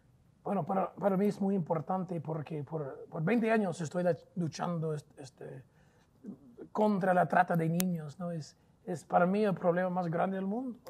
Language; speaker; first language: Spanish; non-native, fluent; English